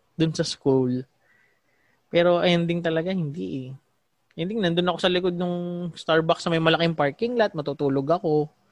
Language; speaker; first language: Filipino; native; Filipino